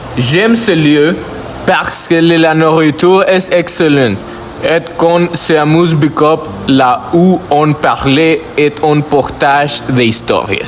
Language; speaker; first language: French; non-native, learner; Spanish